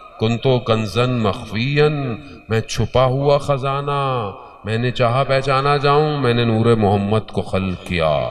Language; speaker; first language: Urdu; early bilingual, heritage; Urdu